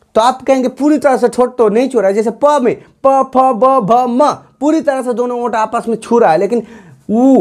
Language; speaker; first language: Hindi; non-native, local second language; Bangla